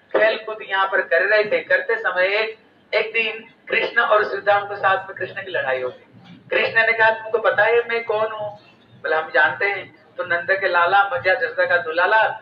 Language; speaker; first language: Hindi; native; Hindi